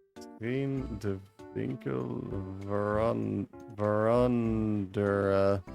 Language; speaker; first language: Dutch; non-native, learner; English